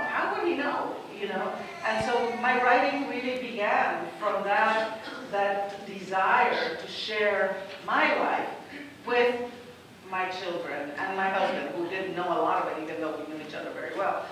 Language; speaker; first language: English; non-native, fluent; Spanish